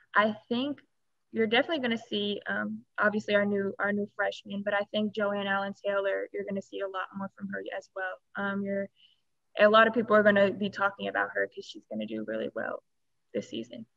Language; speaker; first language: English; native; English